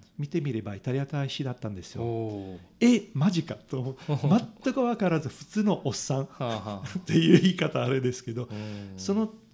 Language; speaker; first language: Japanese; non-native, fluent; Italian